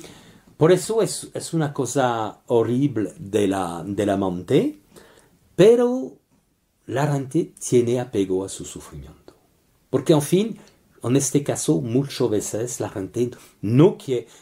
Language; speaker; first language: Spanish; non-native, learner; French